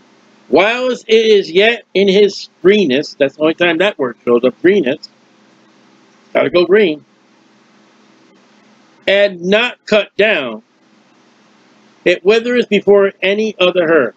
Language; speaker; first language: English; native; English